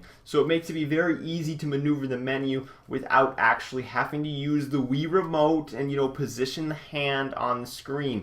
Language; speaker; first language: English; native; English